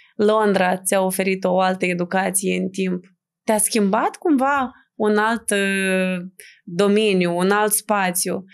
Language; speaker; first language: Romanian; native; Romanian